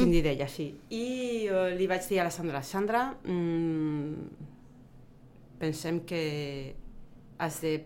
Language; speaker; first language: Catalan; non-native, fluent; Spanish